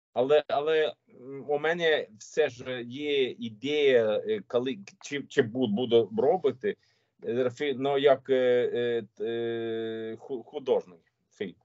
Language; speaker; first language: Ukrainian; non-native, learner; Swedish